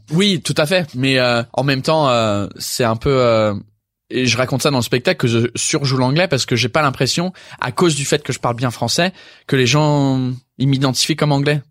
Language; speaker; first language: French; non-native, fluent; English